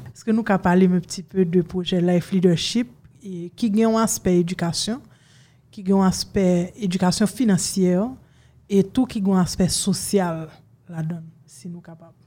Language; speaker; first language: French; non-native, local second language; Haitian Creole